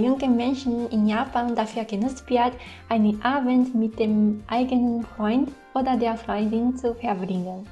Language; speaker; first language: German; non-native, fluent; Japanese